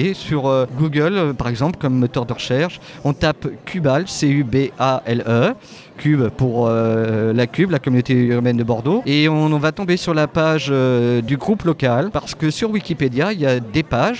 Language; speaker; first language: French; native; French